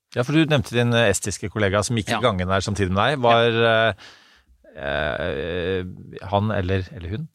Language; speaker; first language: Norwegian; native; Norwegian